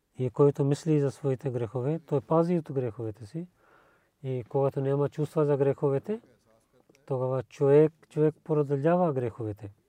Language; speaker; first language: Bulgarian; non-native, learner; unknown